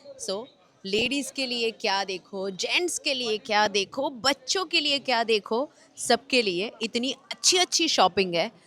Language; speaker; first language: Hindi; non-native, local second language; Gujarati